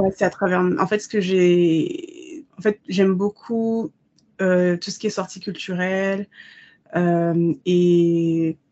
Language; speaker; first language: French; native; French